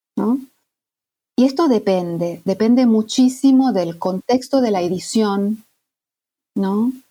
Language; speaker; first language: Spanish; non-native, fluent; Italian